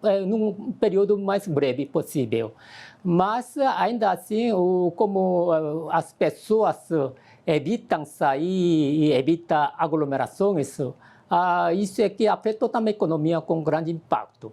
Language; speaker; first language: Portuguese; non-native, learner; Korean